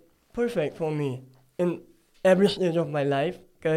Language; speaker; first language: English; non-native, local second language; Gujarati